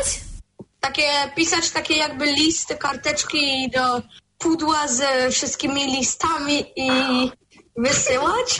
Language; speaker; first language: Polish; early bilingual, heritage; Polish